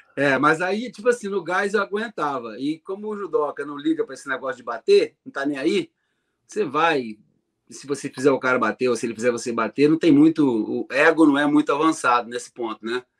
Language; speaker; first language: Portuguese; native; Portuguese